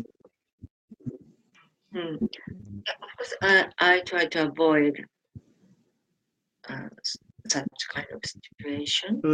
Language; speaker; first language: English; non-native, learner; Japanese